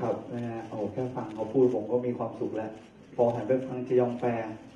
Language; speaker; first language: Thai; native; Thai